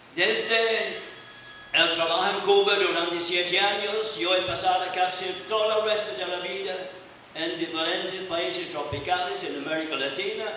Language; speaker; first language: Spanish; non-native, fluent; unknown